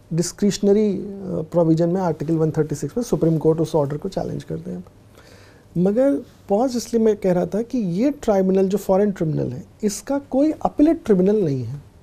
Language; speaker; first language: Hindi; native; Hindi